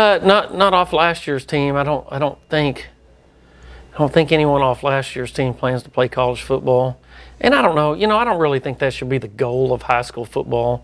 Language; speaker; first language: English; native; English